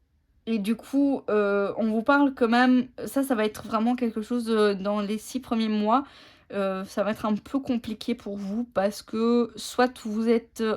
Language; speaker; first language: French; native; French